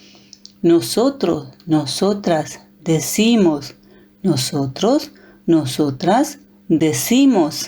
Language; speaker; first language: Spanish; non-native, fluent; Hindi